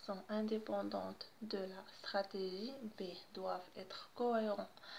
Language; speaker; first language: French; non-native, local second language; Arabic